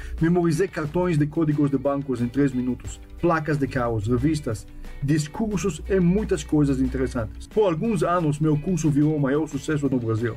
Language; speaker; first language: Portuguese; non-native, fluent; French